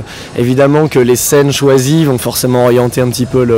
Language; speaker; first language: French; native; French